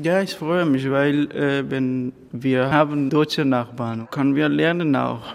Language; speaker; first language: German; non-native, learner; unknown